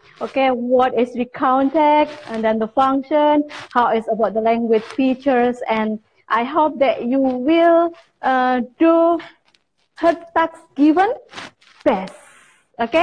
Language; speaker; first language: English; non-native, fluent; Indonesian